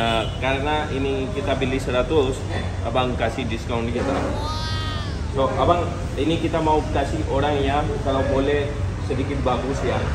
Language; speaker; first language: Indonesian; non-native, learner; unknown